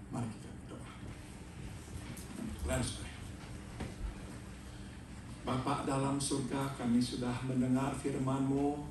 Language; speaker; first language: Indonesian; native; Indonesian